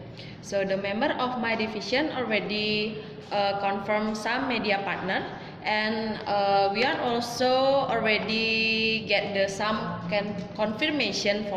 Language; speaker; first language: English; non-native, learner; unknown